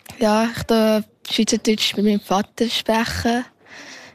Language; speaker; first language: German; early bilingual, heritage; German